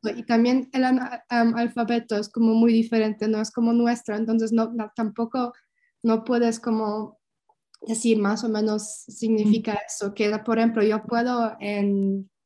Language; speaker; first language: Spanish; non-native, learner; Polish